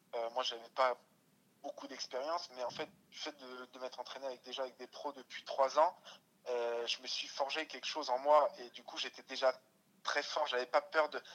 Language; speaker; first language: French; early bilingual, other home language; Russian